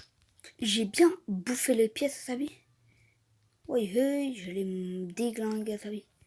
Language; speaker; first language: French; native; French